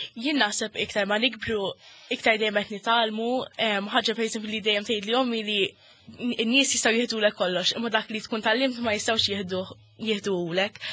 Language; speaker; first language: Maltese; early bilingual, other home language; English